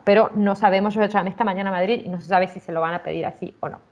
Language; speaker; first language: Spanish; native; Spanish